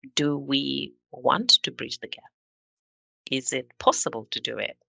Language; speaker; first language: English; non-native, local second language; Shona